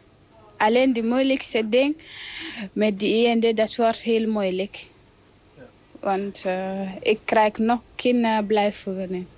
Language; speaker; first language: Dutch; non-native, learner; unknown